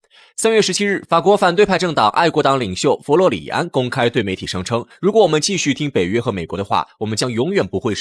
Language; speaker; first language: Chinese; native; Chinese